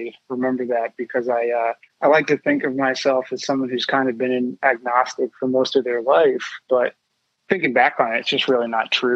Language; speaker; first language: English; native; English